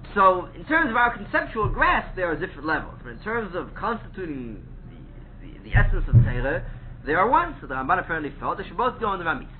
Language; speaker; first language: English; native; English